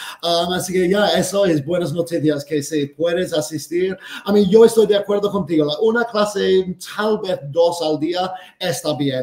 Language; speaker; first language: Spanish; non-native, fluent; English